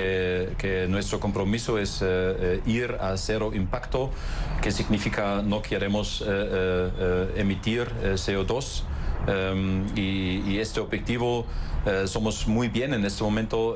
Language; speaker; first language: Spanish; non-native, fluent; German